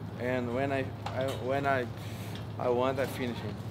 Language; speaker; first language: English; non-native, learner; Portuguese